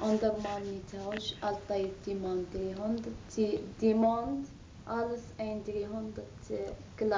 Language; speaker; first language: Dutch; non-native, learner; Arabic